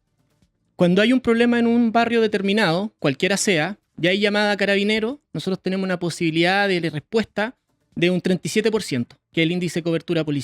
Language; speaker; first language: Spanish; native; Spanish